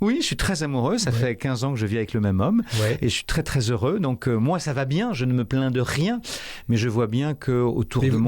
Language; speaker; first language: French; native; French